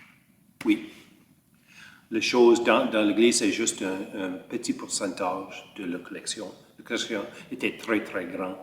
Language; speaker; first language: French; early bilingual, heritage; French